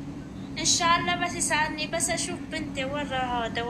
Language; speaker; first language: Arabic; non-native, learner; Oromo